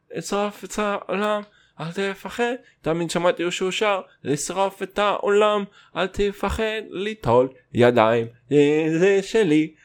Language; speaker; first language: Hebrew; non-native, fluent; Russian